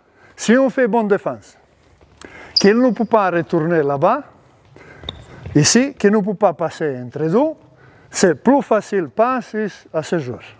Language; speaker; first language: French; non-native, learner; Serbian